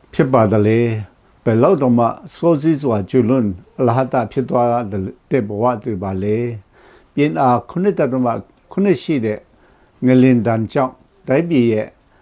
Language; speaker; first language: Burmese; non-native, local second language; Kachin